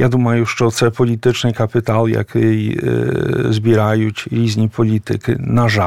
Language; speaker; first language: Ukrainian; non-native, fluent; Polish